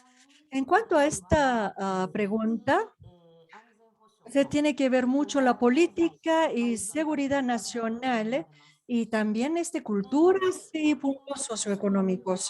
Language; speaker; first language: Spanish; non-native, fluent; Japanese